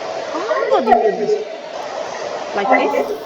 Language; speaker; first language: English; non-native, learner; Korean